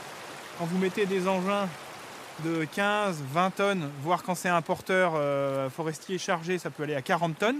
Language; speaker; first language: French; native; French